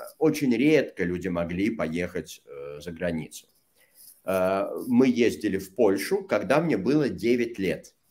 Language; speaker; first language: Russian; native; Russian